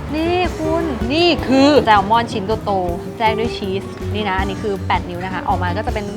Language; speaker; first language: Thai; native; Thai